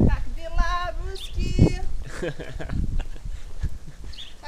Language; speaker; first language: Russian; non-native, learner; Portuguese